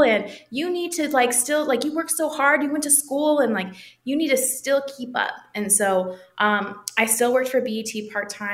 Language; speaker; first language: English; native; English